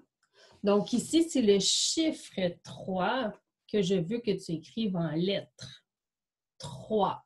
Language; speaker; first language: French; native; French